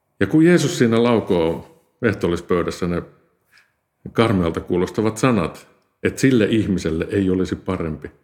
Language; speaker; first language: Finnish; native; Finnish